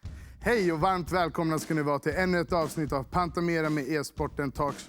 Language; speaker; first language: Swedish; native; Swedish